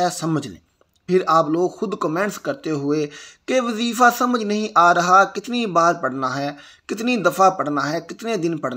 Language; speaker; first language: Urdu; native; Urdu